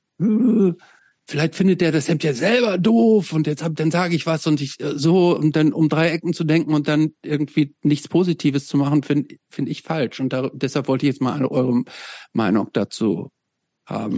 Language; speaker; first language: German; native; German